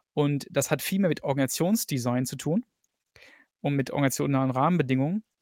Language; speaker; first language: German; native; German